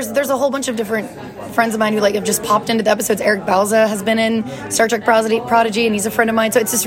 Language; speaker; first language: English; native; English